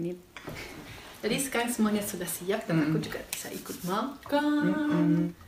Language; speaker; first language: Indonesian; non-native, fluent; German